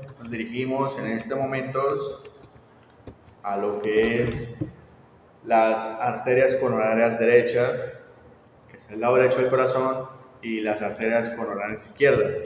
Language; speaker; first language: Spanish; native; Spanish